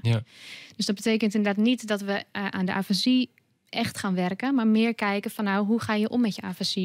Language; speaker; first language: Dutch; native; Dutch